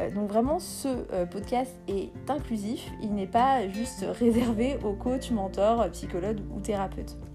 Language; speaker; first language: French; non-native, local second language; Kabyle